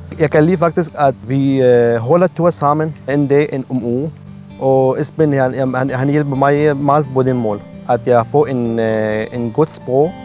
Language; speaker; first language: Danish; non-native, learner; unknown